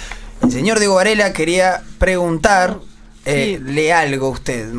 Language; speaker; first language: Spanish; native; Spanish